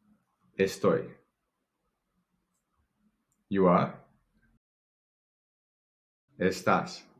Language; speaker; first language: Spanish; non-native, fluent; English